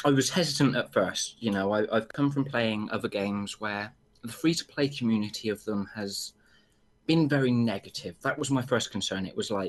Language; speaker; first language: English; native; English